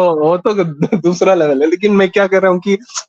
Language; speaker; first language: Hindi; non-native, local second language; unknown